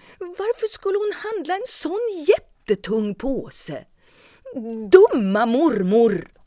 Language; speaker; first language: Swedish; native; Swedish